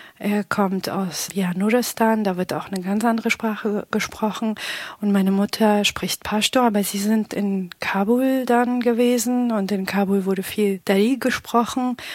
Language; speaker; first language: German; non-native, fluent; Pashto